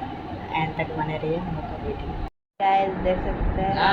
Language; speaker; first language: Hindi; non-native, local second language; Bangla